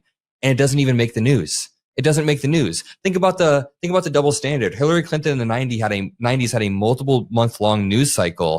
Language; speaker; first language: English; native; English